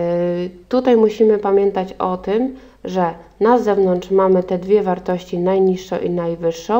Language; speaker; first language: Polish; native; Polish